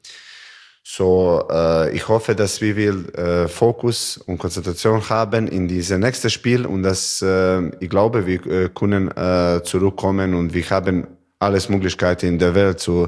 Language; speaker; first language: German; non-native, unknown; Serbian